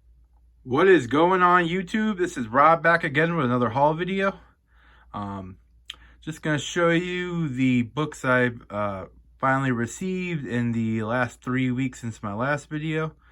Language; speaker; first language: English; native; English